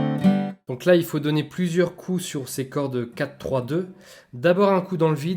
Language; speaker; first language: French; native; French